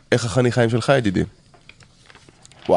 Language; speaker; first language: Hebrew; native; Hebrew